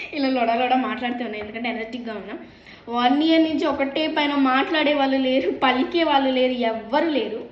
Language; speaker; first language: Telugu; early bilingual, heritage; Telugu